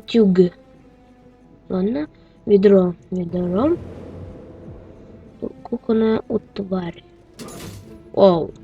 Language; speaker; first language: Russian; native; Russian